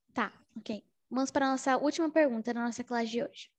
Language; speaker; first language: Portuguese; native; Portuguese